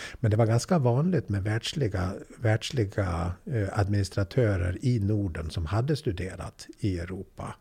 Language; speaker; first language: Swedish; native; Swedish